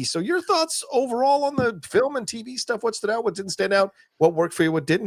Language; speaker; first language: English; native; English